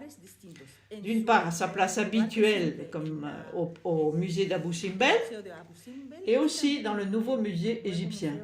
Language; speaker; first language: French; non-native, fluent; Arabic